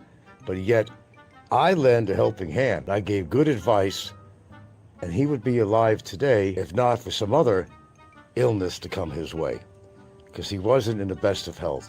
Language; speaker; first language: English; native; English